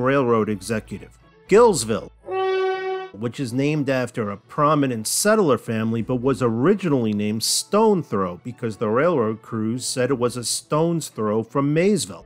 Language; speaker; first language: English; native; English